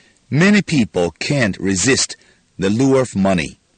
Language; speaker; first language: English; non-native, fluent; Chinese